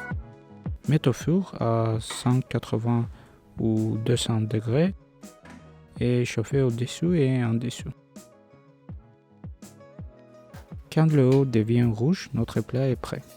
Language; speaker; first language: French; non-native, learner; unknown